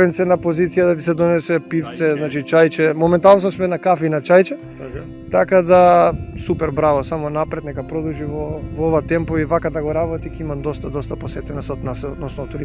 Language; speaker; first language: Macedonian; native; Macedonian